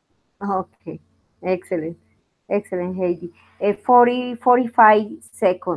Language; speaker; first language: English; non-native, learner; Spanish